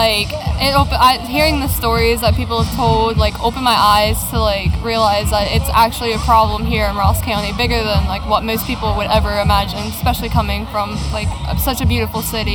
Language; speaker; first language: English; native; English